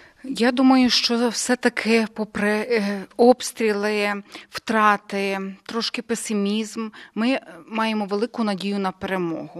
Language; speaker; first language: Ukrainian; native; Ukrainian